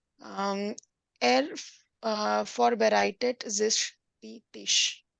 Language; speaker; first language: German; non-native, learner; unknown